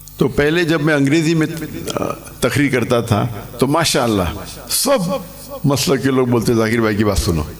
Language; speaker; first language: Urdu; non-native, local second language; English